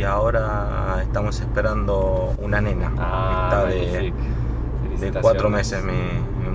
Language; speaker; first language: Spanish; native; Spanish